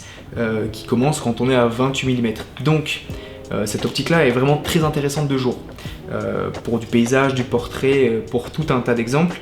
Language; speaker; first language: French; native; French